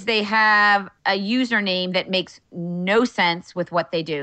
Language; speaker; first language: English; native; English